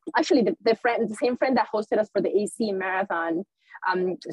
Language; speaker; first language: English; early bilingual, other home language; Spanish